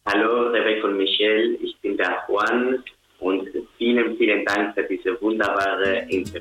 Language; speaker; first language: German; non-native, fluent; Spanish